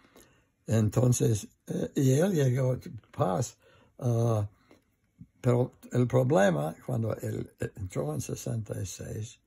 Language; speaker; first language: Spanish; non-native, learner; English